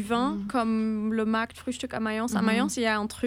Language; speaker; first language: French; non-native, fluent; German